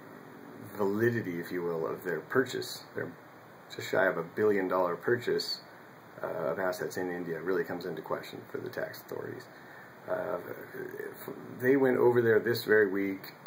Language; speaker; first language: English; native; English